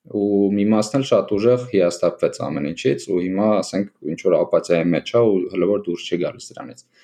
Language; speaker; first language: Armenian; native; Armenian